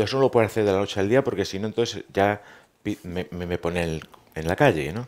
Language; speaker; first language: Spanish; native; Spanish